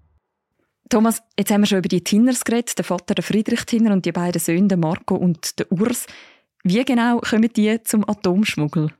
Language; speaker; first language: German; native; German